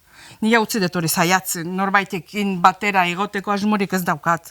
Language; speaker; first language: Basque; non-native, fluent; Azerbaijani